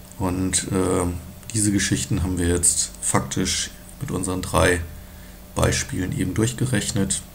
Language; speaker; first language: German; native; German